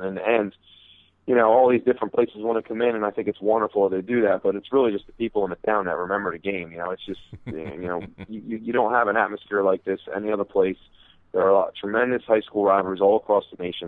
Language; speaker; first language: English; native; English